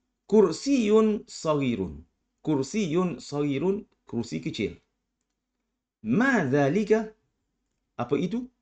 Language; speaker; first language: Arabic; non-native, fluent; Malay